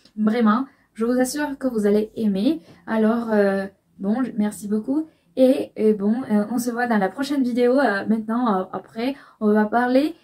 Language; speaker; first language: French; non-native, fluent; Spanish